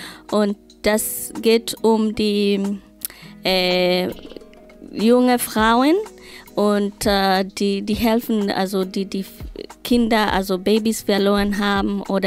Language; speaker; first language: German; non-native, learner; Swahili